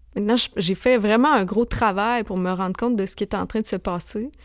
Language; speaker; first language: French; native; French